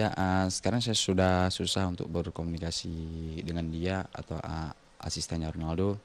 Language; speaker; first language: Indonesian; non-native, local second language; Achinese